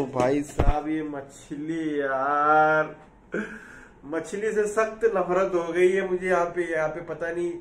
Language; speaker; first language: Hindi; non-native, local second language; Urdu